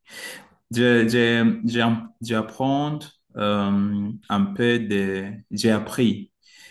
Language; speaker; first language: French; non-native, learner; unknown